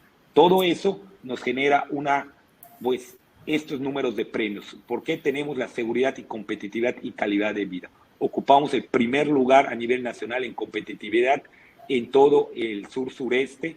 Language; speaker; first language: Spanish; native; Spanish